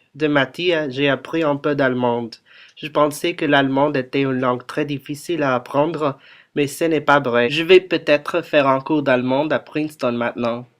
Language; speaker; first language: French; non-native, learner; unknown